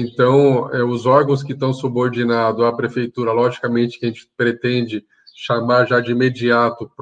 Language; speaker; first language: Portuguese; native; Portuguese